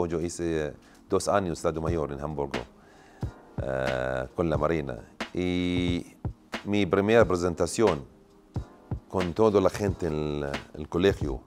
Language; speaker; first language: Spanish; non-native, learner; Arabic